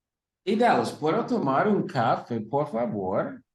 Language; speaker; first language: Spanish; non-native, learner; English